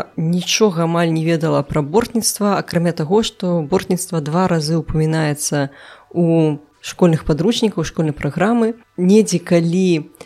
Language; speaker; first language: Belarusian; non-native, local second language; Russian